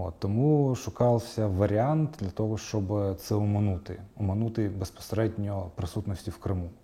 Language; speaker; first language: Ukrainian; non-native, local second language; Crimean Tatar